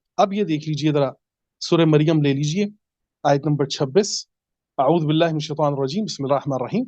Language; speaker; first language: Urdu; native; Urdu